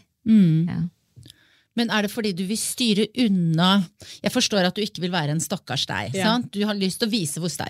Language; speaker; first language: Norwegian; native; Norwegian